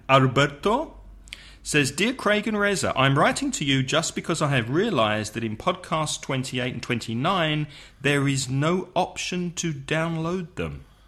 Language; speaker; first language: English; native; English